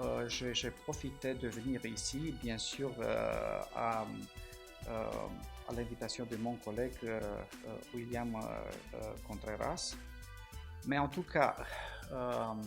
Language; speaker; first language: French; non-native, fluent; Romanian